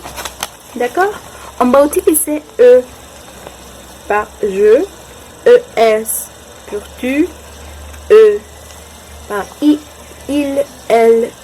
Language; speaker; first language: French; non-native, learner; Spanish